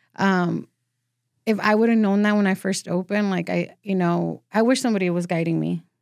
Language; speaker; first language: English; early bilingual, other home language; Spanish